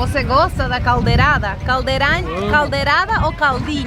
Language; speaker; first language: Portuguese; non-native, learner; Spanish